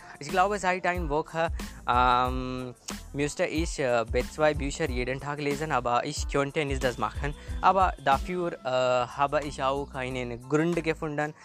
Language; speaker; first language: German; non-native, learner; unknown